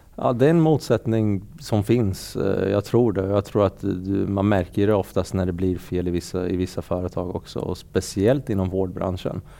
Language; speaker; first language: Swedish; early bilingual, other home language; Persian